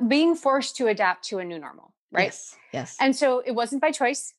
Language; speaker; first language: English; native; English